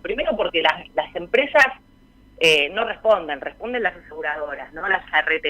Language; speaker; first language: Spanish; native; Spanish